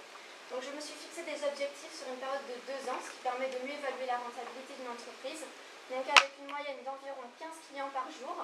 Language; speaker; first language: French; native; French